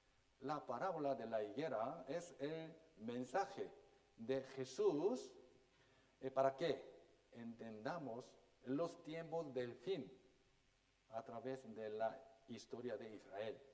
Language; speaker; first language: Spanish; non-native, fluent; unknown